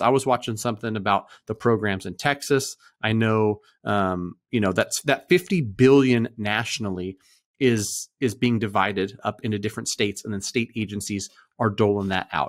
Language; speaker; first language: English; native; English